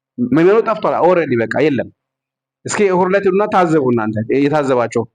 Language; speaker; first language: Amharic; non-native, local second language; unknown